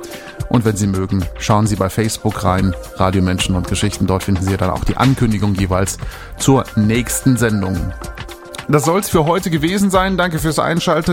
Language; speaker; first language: German; native; German